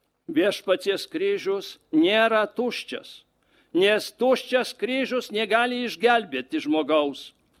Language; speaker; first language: Lithuanian; non-native, fluent; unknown